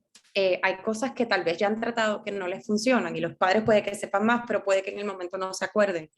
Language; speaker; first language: Spanish; native; Spanish